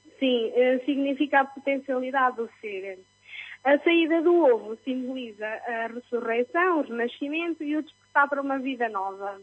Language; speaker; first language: Portuguese; early bilingual, other home language; Spanish